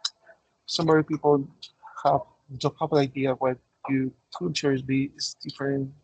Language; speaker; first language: English; non-native, learner; Spanish